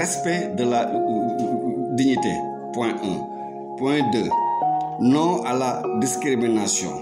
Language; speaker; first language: French; non-native, local second language; Wolof